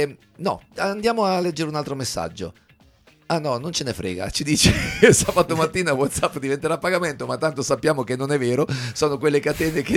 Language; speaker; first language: Italian; native; Italian